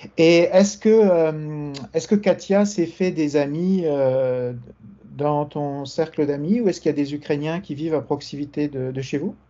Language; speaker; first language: French; native; French